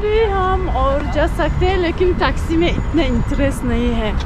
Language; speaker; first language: Hindi; non-native, learner; Tajik